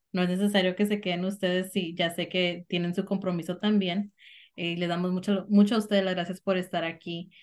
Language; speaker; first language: Spanish; native; Spanish